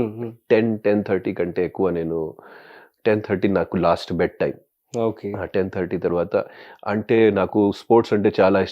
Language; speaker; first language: Telugu; native; Telugu